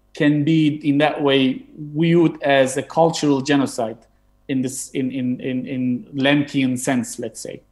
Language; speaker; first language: English; non-native, fluent; Turkish